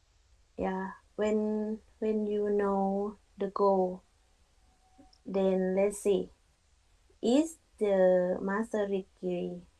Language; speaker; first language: English; non-native, learner; Thai